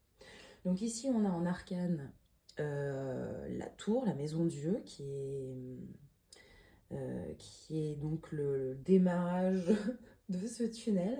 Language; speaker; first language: French; native; French